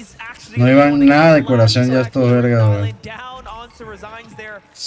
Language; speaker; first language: Spanish; native; Spanish